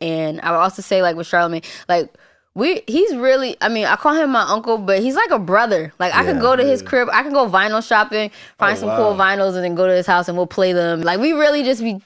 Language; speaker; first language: English; native; English